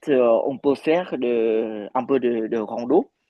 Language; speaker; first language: French; non-native, fluent; Vietnamese